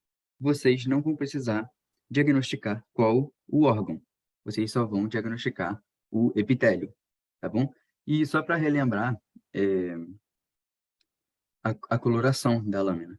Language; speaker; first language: Portuguese; native; Portuguese